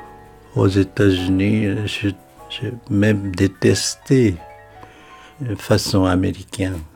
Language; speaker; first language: French; non-native, fluent; Korean